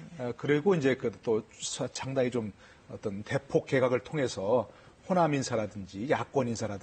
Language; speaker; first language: Korean; native; Korean